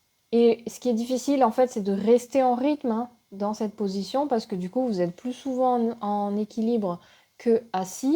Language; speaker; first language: French; native; French